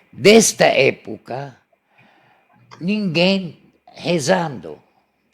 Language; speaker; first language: Portuguese; non-native, learner; Arabic